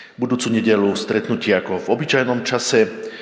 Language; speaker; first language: Slovak; native; Slovak